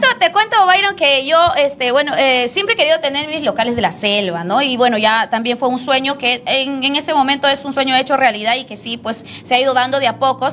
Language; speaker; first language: Spanish; native; Spanish